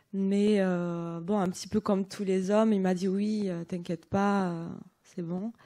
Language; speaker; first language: French; native; French